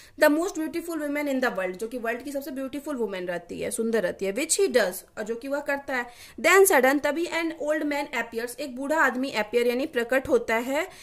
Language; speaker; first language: Hindi; native; Hindi